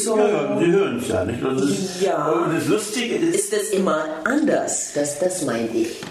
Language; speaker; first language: German; non-native, learner; English